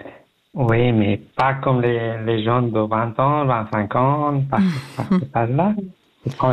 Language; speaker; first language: French; non-native, learner; Pashto